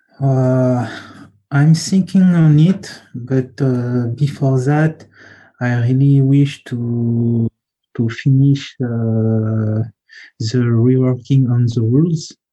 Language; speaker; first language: English; non-native, learner; French